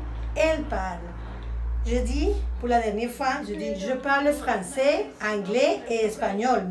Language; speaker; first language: French; non-native, fluent; Spanish